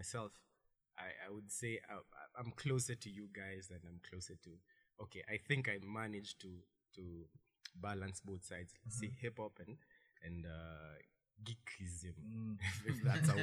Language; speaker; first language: English; non-native, local second language; Swahili